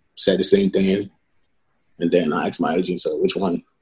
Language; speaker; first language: English; non-native, local second language; Yoruba